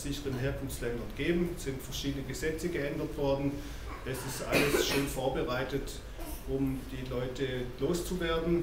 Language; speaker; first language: German; native; German